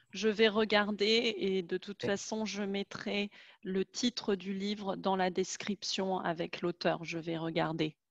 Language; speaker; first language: French; native; French